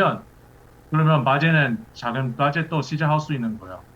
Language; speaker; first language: Korean; early bilingual, heritage; English